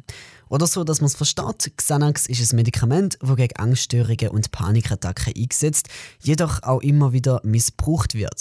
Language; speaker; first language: German; native; German